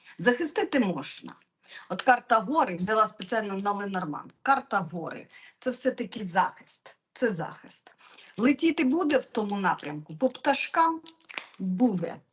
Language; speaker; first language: Ukrainian; non-native, local second language; Russian